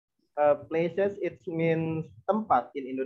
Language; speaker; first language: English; non-native, learner; Indonesian